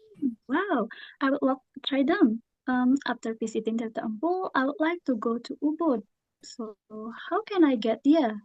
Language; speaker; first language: English; non-native, learner; Indonesian